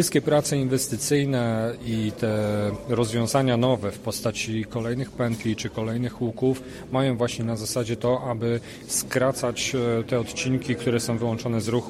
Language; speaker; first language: Polish; native; Polish